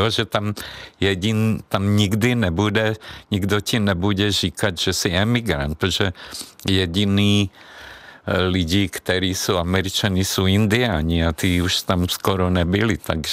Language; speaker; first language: Czech; non-native, fluent; Hungarian